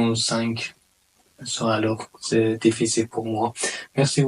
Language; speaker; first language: French; non-native, learner; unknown